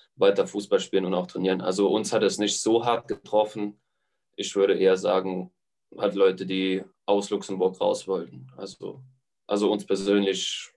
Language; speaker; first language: German; early bilingual, other home language; Latvian